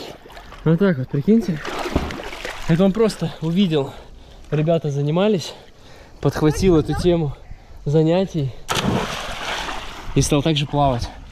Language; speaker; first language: Russian; native; Russian